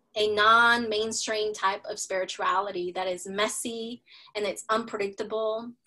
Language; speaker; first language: English; early bilingual, other home language; Spanish